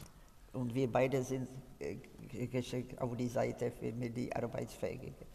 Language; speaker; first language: German; non-native, fluent; Czech